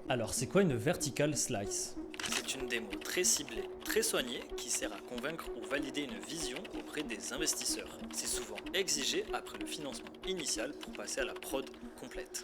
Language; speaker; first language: French; native; French